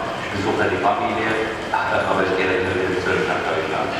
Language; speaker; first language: German; non-native, fluent; Arabic